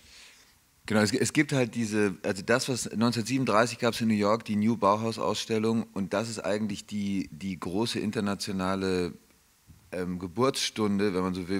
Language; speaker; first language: German; native; German